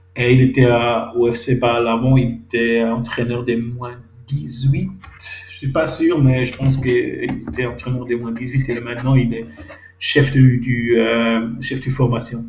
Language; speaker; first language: French; non-native, local second language; Swiss German